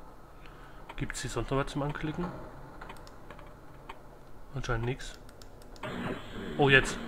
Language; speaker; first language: German; native; German